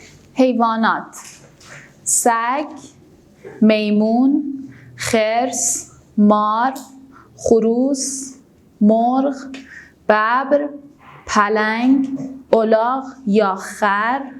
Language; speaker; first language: Persian; non-native, fluent; Urdu